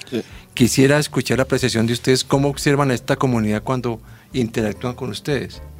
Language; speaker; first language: Spanish; native; Spanish